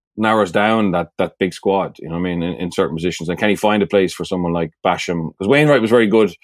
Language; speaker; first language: English; native; English